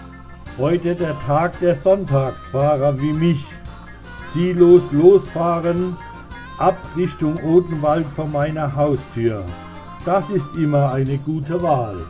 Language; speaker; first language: German; native; German